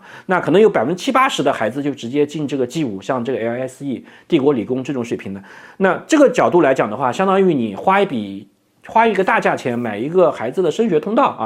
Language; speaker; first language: Chinese; native; Chinese